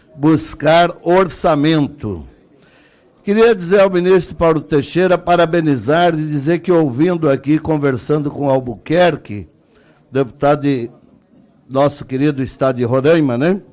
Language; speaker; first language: Portuguese; native; Portuguese